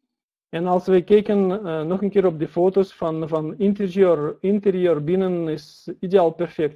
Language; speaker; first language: Dutch; non-native, learner; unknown